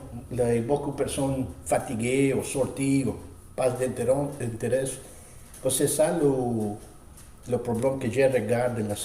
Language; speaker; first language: French; non-native, learner; Spanish